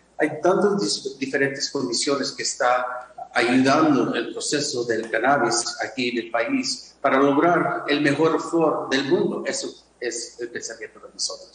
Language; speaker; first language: Spanish; non-native, fluent; English